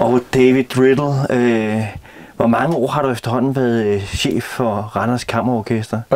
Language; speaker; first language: Danish; native; Danish